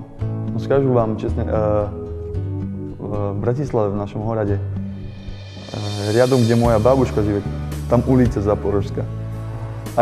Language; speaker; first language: Russian; non-native, learner; Slovak